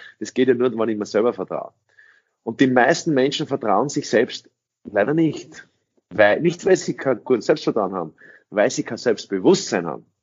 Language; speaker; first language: German; early bilingual, other home language; English